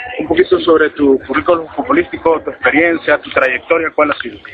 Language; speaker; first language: Spanish; native; Spanish